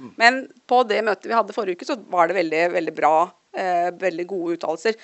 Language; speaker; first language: Norwegian; early bilingual, other home language; Urdu